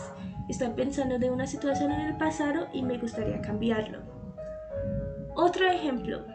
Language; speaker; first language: Spanish; non-native, fluent; English